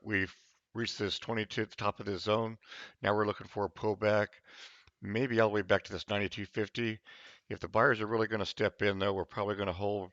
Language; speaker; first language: English; native; English